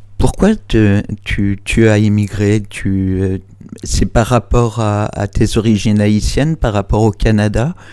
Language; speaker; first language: French; native; French